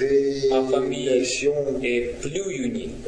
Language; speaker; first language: French; non-native, learner; Russian